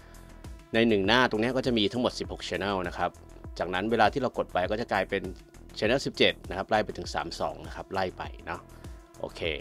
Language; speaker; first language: Thai; native; Thai